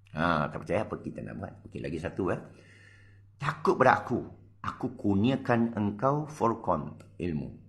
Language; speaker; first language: Malay; non-native, local second language; Min Nan Chinese